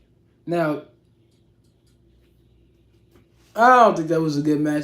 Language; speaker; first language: English; native; English